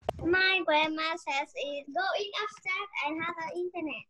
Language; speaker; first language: English; non-native, learner; Vietnamese